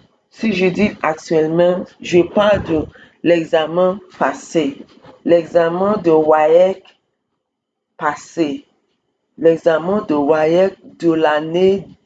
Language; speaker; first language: French; non-native, fluent; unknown